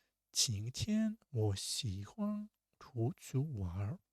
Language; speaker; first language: Chinese; non-native, learner; Russian